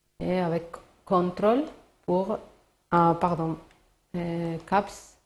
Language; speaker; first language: French; non-native, learner; Spanish